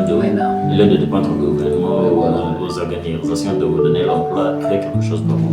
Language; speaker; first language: French; non-native, learner; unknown